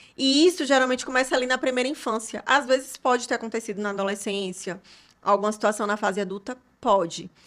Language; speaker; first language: Portuguese; native; Portuguese